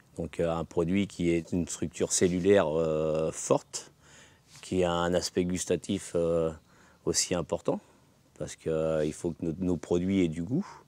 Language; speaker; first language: French; native; French